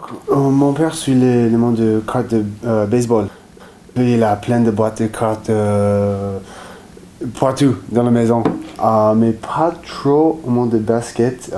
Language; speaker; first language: French; non-native, fluent; English